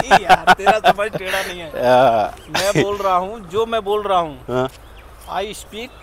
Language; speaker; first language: Hindi; native; Hindi